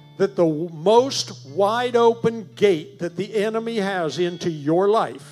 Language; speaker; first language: English; native; English